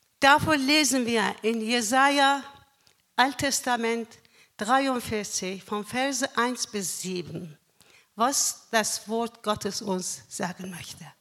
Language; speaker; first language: German; non-native, fluent; Persian